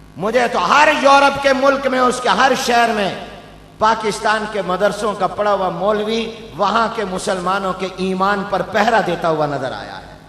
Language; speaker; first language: Urdu; non-native, local second language; Punjabi